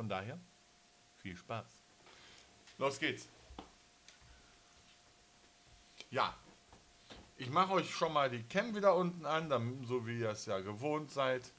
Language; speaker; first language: German; native; German